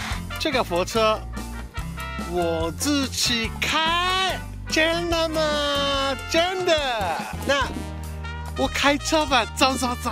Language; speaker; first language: Chinese; non-native, fluent; Japanese